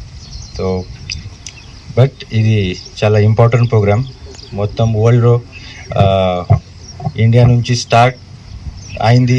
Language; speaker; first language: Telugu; non-native, local second language; Hindi